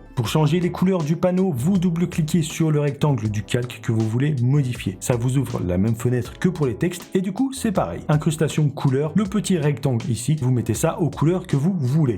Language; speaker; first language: French; native; French